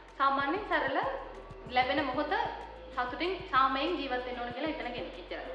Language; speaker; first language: Sinhala; non-native, local second language; Tamil